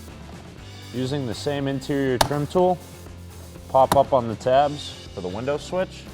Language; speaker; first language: English; native; English